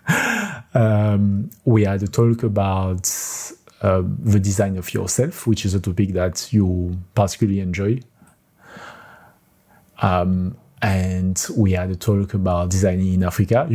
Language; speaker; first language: English; non-native, fluent; French